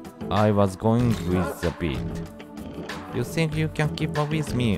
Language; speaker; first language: English; non-native, learner; Japanese